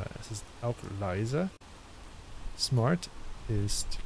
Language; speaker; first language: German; non-native, learner; English